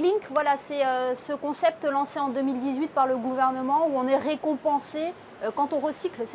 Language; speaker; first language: French; native; French